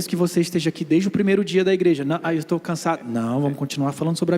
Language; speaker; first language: Portuguese; native; Portuguese